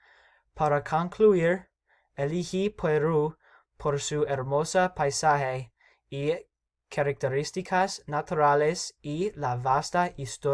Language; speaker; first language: Spanish; non-native, learner; English